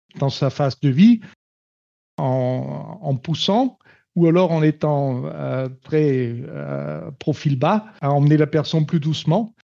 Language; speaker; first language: French; non-native, fluent; German